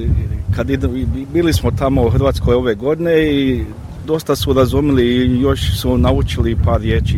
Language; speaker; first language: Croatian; early bilingual, heritage; English